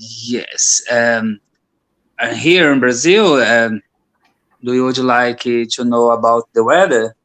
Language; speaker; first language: English; non-native, learner; Portuguese